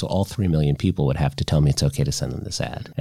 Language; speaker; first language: English; native; English